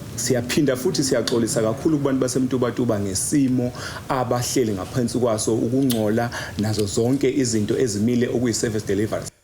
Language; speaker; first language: Zulu; native; Zulu